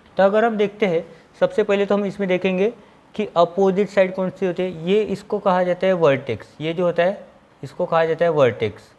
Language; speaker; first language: Hindi; non-native, local second language; Marathi